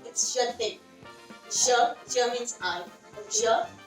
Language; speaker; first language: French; non-native, fluent; Hindi